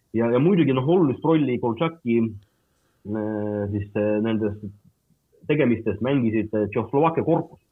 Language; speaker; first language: Estonian; non-native, local second language; Russian